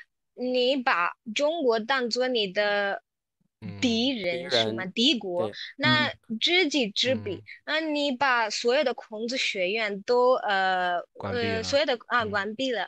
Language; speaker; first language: Chinese; non-native, local second language; Tamil